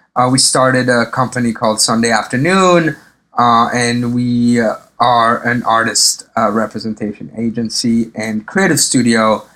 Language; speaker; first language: English; early bilingual, other home language; Arabic